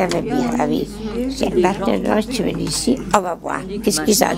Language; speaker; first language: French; non-native, learner; Italian